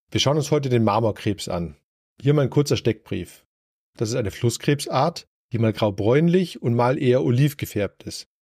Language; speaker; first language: German; native; German